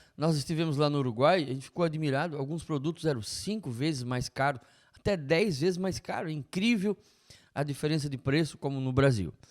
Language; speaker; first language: Portuguese; native; Portuguese